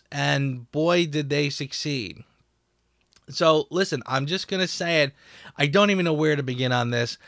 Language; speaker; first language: English; native; English